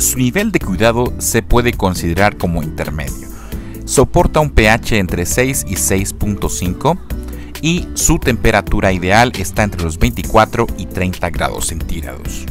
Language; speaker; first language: Spanish; native; Spanish